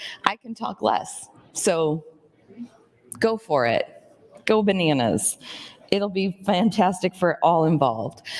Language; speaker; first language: English; native; English